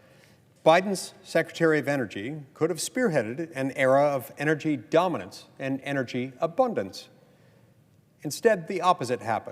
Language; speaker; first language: English; native; English